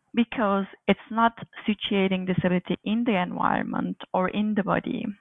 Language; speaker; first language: English; non-native, fluent; Turkish